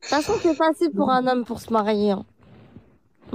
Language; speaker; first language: French; early bilingual, other home language; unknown